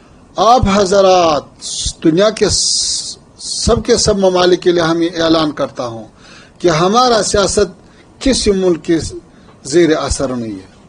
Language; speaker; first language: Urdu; non-native, fluent; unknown